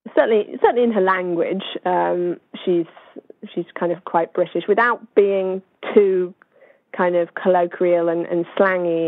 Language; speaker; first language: English; native; English